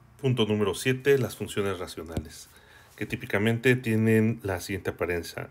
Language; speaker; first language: Spanish; native; Spanish